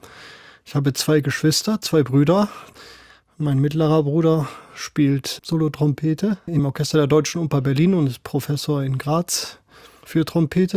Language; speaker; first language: German; native; German